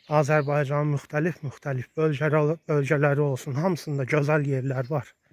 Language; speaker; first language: Azerbaijani; native; Azerbaijani